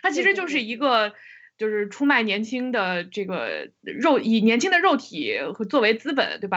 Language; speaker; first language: Chinese; native; Chinese